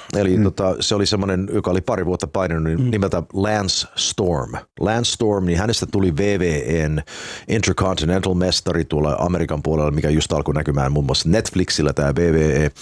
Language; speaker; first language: Finnish; early bilingual, heritage; English